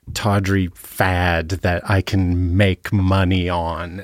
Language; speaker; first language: English; native; English